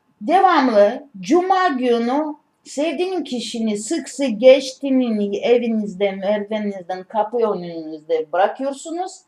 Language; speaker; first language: Turkish; non-native, learner; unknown